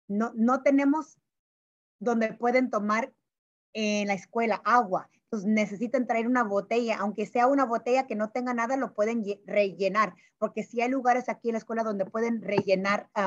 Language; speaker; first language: Spanish; early bilingual, heritage; Spanish